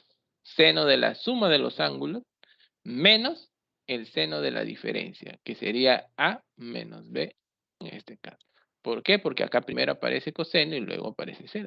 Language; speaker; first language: Spanish; native; Spanish